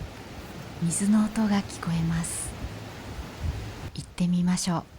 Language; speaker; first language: Japanese; native; Japanese